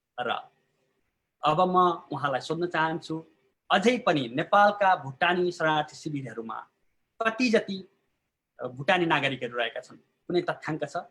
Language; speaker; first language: Nepali; native; Nepali